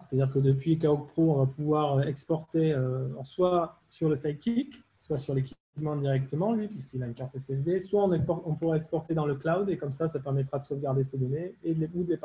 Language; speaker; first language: French; native; French